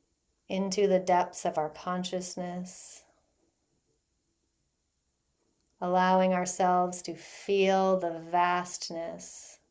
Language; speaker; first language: English; native; English